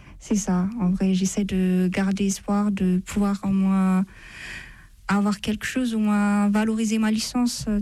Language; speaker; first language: French; non-native, fluent; Amharic